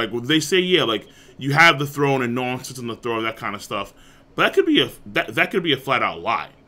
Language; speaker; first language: English; native; English